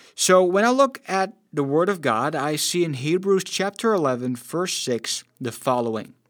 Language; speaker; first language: English; non-native, fluent; Dutch